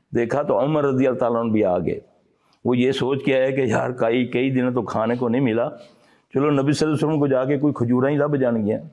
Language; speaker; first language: Urdu; non-native, local second language; Punjabi